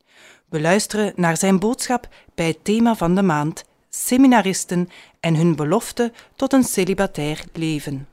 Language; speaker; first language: Dutch; native; Dutch